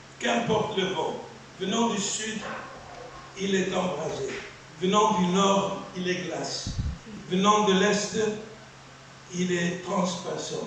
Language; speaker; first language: French; non-native, local second language; Arabic